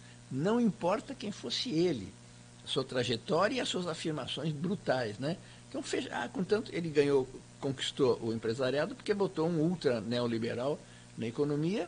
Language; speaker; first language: Portuguese; native; Portuguese